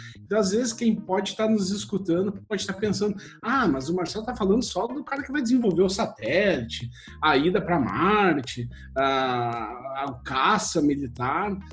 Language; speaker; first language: Portuguese; native; Portuguese